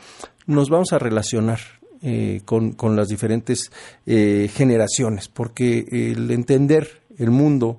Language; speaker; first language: Spanish; native; Spanish